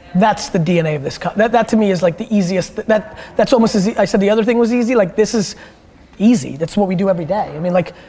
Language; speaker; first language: English; early bilingual, other home language; Russian